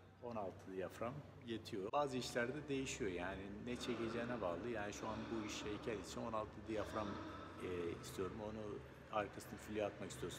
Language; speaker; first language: Turkish; native; Turkish